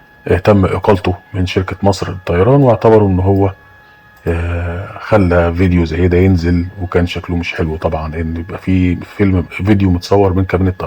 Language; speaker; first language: Arabic; native; Arabic